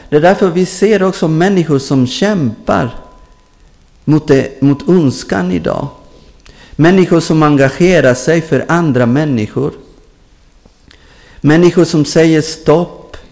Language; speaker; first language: Swedish; non-native, fluent; Spanish